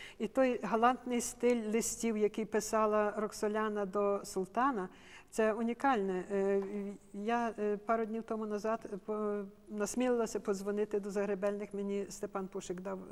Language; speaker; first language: Ukrainian; native; Ukrainian